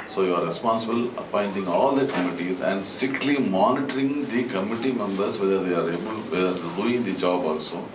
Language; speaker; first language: English; non-native, local second language; Tamil